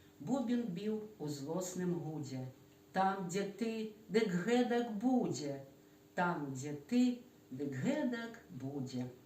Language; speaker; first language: Belarusian; native; Belarusian